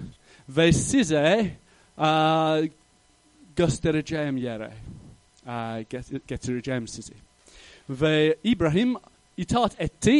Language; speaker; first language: Turkish; non-native, fluent; English